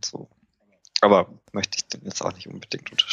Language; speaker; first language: German; native; German